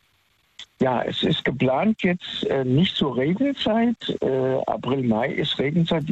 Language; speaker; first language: German; native; German